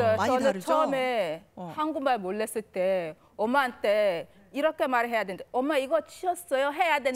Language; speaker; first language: Korean; non-native, learner; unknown